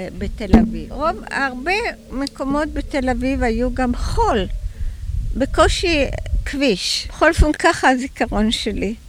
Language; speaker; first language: Hebrew; early bilingual, other home language; German